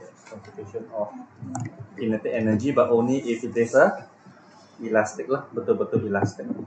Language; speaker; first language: English; non-native, local second language; Malay